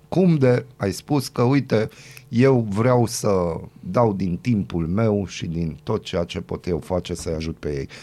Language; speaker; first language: Romanian; non-native, local second language; Hungarian